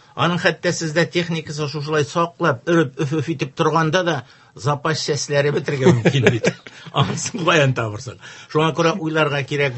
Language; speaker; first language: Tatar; native; Tatar